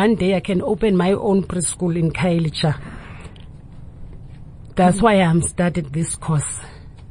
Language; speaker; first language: English; non-native, local second language; Xhosa